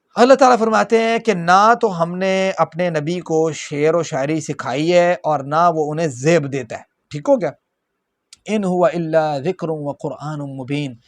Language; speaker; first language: Urdu; non-native, local second language; Punjabi